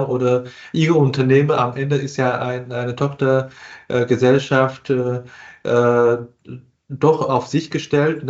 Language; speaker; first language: German; non-native, fluent; Chinese